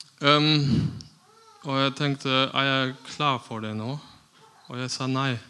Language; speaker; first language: Norwegian; non-native, fluent; German